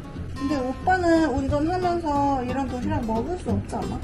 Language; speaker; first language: Korean; non-native, fluent; Thai